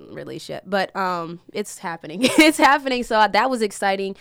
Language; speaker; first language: English; native; English